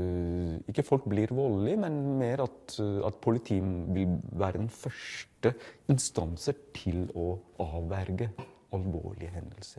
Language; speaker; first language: Norwegian; non-native, fluent; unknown